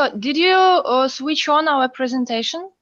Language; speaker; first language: English; non-native, fluent; Russian